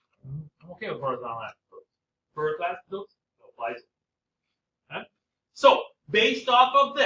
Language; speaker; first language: English; native; English